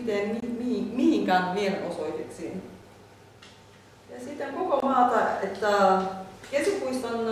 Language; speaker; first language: Finnish; non-native, learner; Turkish